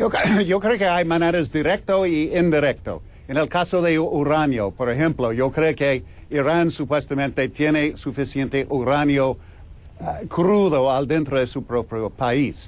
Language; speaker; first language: Spanish; non-native, fluent; English